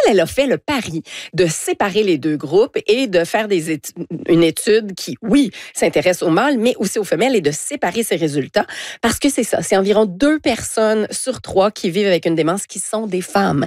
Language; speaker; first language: French; native; French